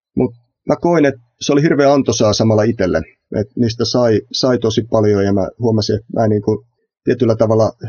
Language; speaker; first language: Finnish; native; Finnish